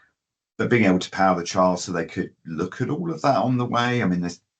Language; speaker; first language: English; native; English